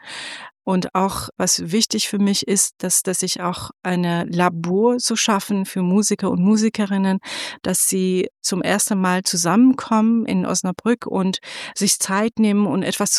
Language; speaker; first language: German; non-native, fluent; Persian